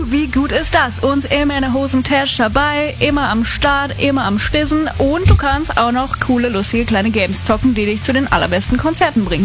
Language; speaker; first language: German; native; German